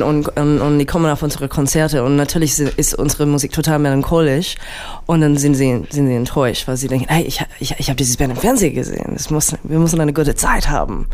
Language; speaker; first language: German; non-native, fluent; English